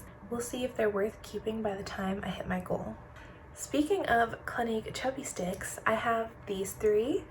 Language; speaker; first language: English; native; English